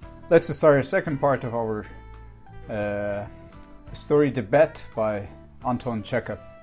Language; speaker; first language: English; non-native, fluent; Azerbaijani